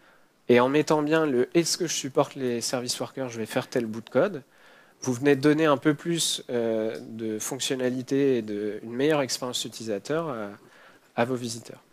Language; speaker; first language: French; native; French